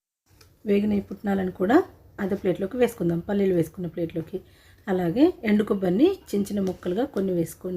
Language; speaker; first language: Telugu; native; Telugu